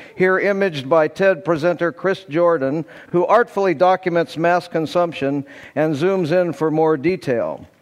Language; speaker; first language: English; native; English